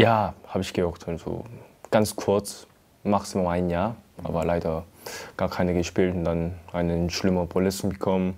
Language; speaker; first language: German; non-native, learner; Korean